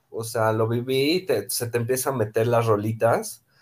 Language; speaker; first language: Spanish; native; Spanish